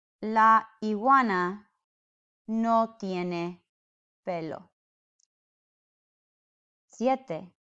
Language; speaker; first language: Spanish; non-native, fluent; English